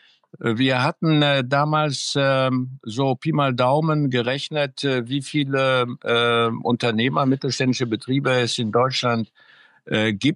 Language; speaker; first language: German; early bilingual, other home language; Greek